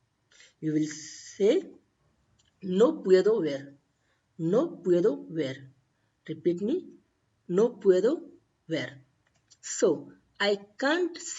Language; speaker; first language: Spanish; non-native, fluent; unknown